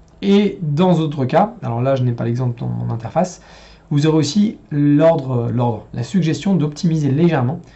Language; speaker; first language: French; native; French